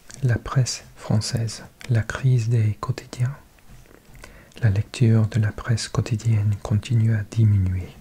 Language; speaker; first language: French; non-native, learner; English